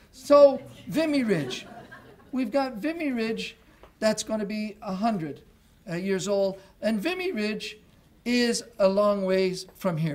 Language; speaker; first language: English; non-native, local second language; French